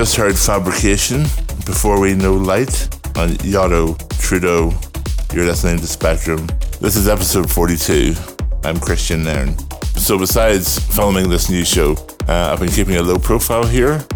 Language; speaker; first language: English; native; English